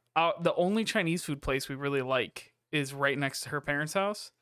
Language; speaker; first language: English; native; English